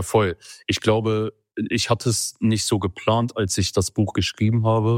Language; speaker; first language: German; early bilingual, other home language; Kurdish